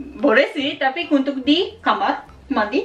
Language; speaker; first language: Indonesian; non-native, fluent; Japanese